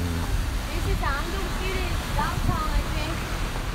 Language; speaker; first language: English; non-native, fluent; Korean